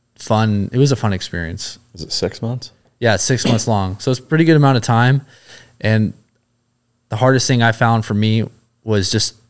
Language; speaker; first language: English; native; English